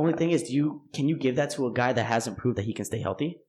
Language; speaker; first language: English; native; English